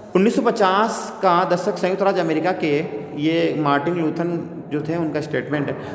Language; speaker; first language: Hindi; native; Hindi